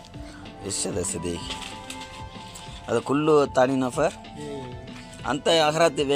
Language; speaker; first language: Arabic; non-native, learner; Tamil